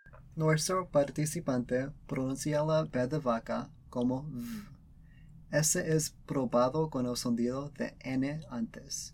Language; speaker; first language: Spanish; early bilingual, other home language; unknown